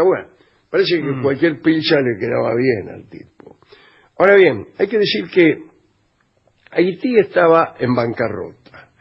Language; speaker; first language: Spanish; native; Spanish